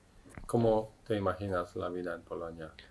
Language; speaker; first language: Spanish; non-native, fluent; Polish